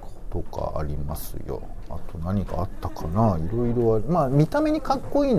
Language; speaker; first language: Japanese; native; Japanese